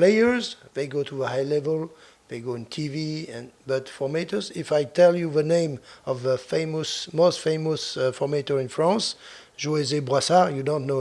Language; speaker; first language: English; non-native, fluent; French